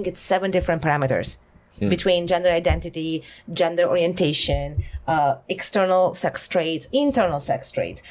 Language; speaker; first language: English; non-native, fluent; Italian